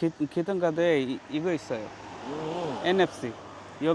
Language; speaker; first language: Korean; non-native, learner; Bangla